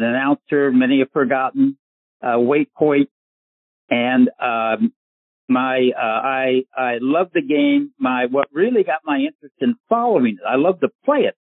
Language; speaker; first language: English; native; English